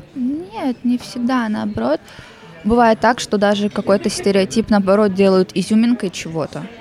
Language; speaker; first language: Russian; native; Russian